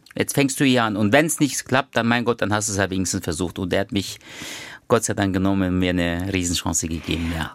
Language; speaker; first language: German; early bilingual, other home language; Turkish